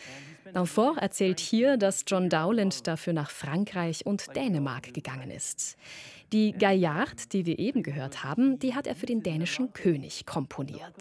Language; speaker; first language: German; native; German